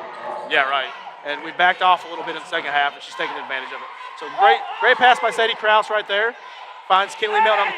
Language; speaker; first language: English; native; English